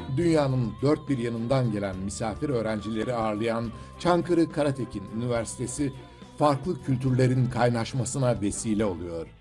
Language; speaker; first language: Turkish; native; Turkish